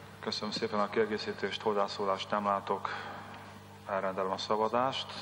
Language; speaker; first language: Hungarian; native; Hungarian